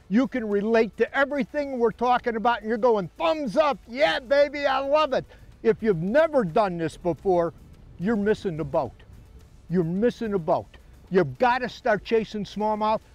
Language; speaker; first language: English; native; English